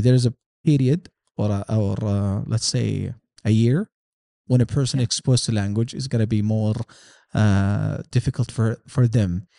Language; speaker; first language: English; non-native, fluent; Arabic